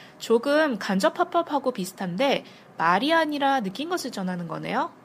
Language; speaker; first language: Korean; native; Korean